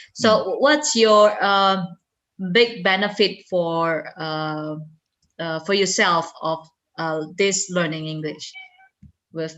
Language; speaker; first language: English; non-native, fluent; Indonesian